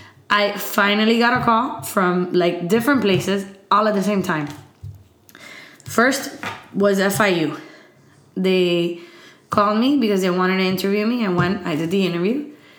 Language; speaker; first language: English; early bilingual, other home language; Spanish